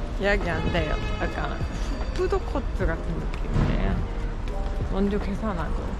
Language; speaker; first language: Korean; non-native, fluent; Japanese